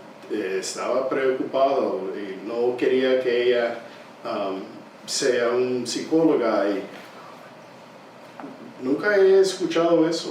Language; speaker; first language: Spanish; early bilingual, heritage; English